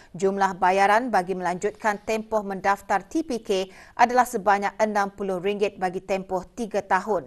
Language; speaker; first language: Malay; native; Malay